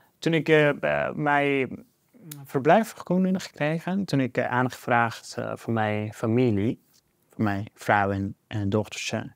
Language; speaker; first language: Dutch; non-native, fluent; Persian